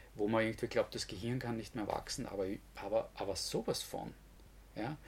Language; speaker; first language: German; native; German